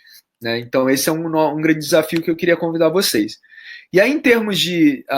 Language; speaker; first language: Portuguese; native; Portuguese